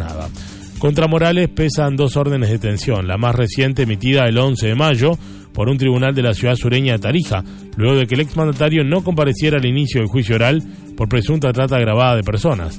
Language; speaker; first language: Spanish; native; Spanish